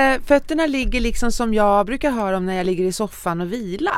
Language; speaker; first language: Swedish; native; Swedish